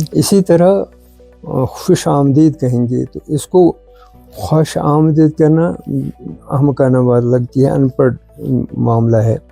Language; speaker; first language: Urdu; non-native, local second language; Kashmiri